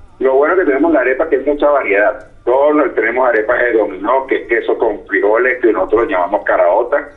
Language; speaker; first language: Spanish; native; Spanish